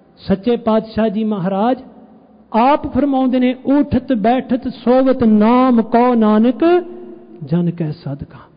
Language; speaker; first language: Punjabi; early bilingual, heritage; Punjabi